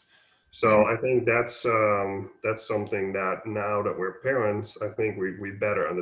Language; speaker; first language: English; non-native, fluent; Dutch